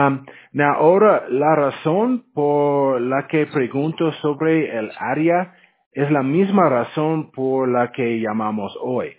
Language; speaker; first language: Spanish; non-native, fluent; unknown